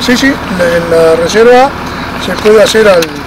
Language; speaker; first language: Spanish; native; Spanish